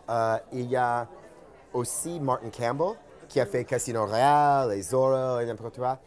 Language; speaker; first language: French; non-native, fluent; English